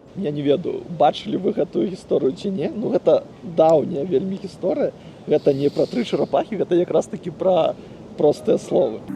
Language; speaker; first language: Belarusian; non-native, local second language; Russian